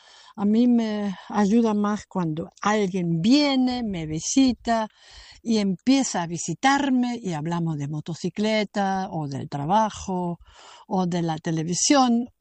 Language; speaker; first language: Spanish; non-native, fluent; German